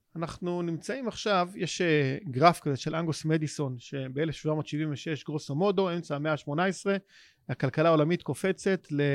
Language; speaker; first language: Hebrew; native; Hebrew